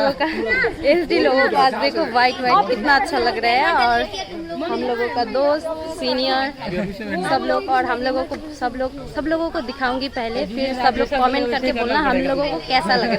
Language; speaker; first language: Hindi; non-native, local second language; Bangla